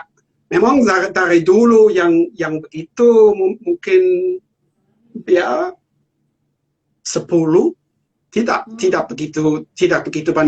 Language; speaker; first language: Indonesian; non-native, learner; German